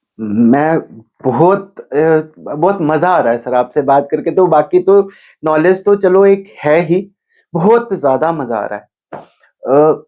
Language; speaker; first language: Hindi; native; Hindi